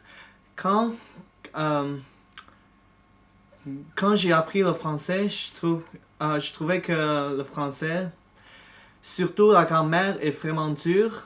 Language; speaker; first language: French; non-native, fluent; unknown